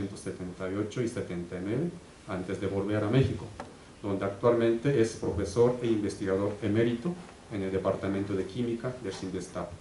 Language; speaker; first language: Spanish; native; Spanish